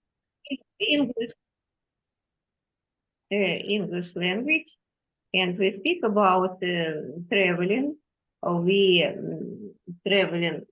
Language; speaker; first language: English; non-native, learner; Russian